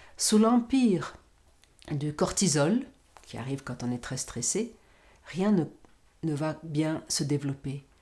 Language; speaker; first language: French; non-native, fluent; Portuguese